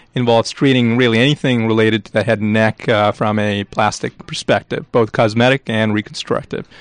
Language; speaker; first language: English; early bilingual, other home language; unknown